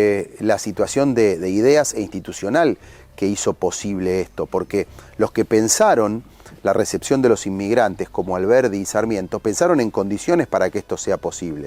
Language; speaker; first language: Spanish; native; Spanish